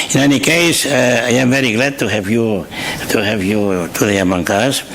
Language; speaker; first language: English; non-native, fluent; Catalan